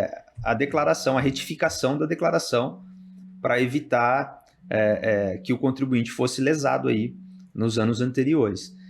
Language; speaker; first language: Portuguese; native; Portuguese